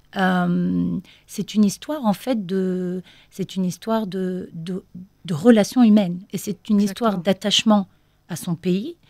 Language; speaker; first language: French; non-native, local second language; Arabic